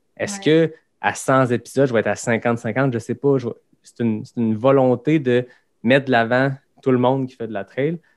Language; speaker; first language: French; native; French